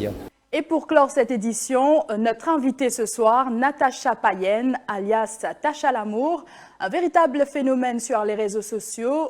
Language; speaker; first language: French; non-native, local second language; Morisyen